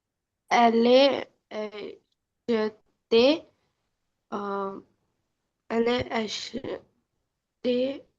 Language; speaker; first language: French; non-native, learner; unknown